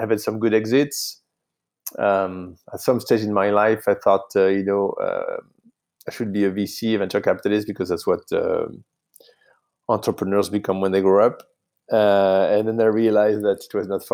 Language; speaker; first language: English; non-native, fluent; French